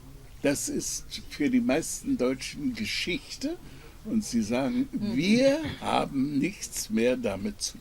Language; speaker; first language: German; non-native, fluent; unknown